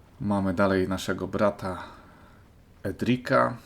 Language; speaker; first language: Polish; native; Polish